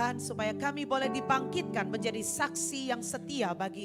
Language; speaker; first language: Indonesian; native; Indonesian